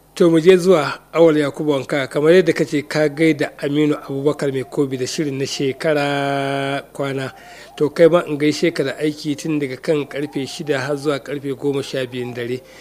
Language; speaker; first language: Hausa; native; Hausa